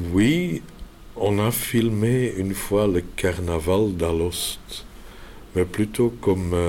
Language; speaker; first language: French; non-native, local second language; Dutch